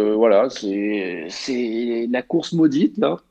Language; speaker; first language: French; native; French